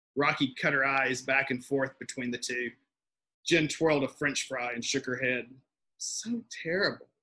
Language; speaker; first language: English; native; English